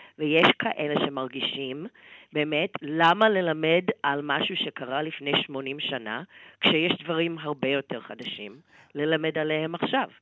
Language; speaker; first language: Hebrew; non-native, fluent; English